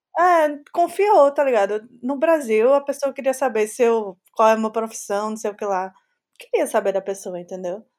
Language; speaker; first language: Portuguese; native; Portuguese